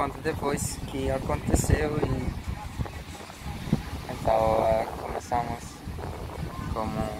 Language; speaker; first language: Portuguese; non-native, fluent; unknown